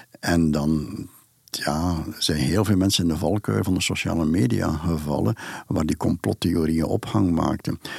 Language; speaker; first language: Dutch; native; Dutch